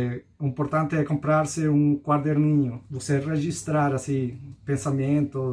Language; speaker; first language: Portuguese; non-native, fluent; Spanish